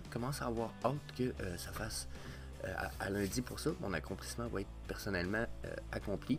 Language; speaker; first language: French; native; French